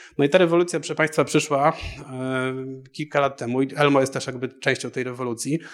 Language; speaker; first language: Polish; native; Polish